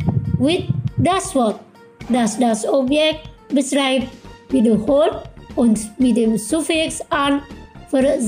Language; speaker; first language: German; non-native, fluent; Indonesian